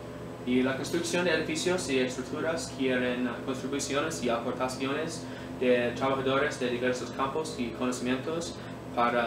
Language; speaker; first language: Spanish; non-native, learner; English